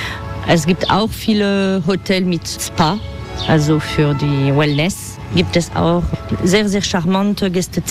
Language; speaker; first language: German; non-native, fluent; French